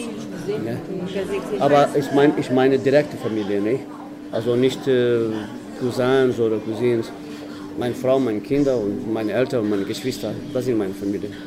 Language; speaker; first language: German; non-native, fluent; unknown